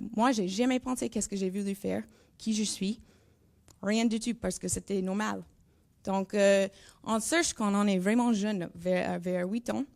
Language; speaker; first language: French; non-native, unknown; English